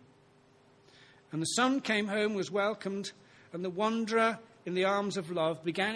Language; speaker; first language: English; native; English